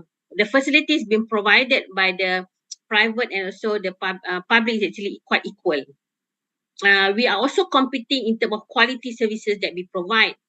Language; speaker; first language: English; non-native, local second language; Malay